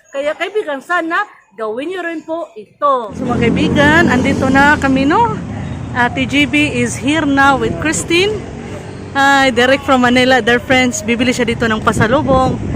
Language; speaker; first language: Filipino; non-native, local second language; Cebuano